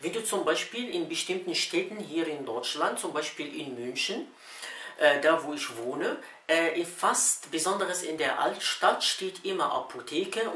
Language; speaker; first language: German; non-native, fluent; Arabic